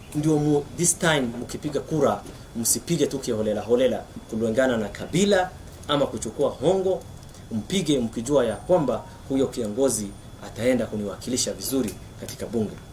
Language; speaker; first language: Swahili; non-native, local second language; Somali